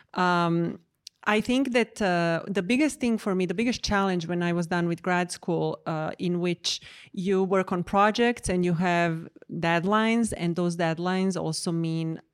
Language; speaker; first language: English; non-native, fluent; Croatian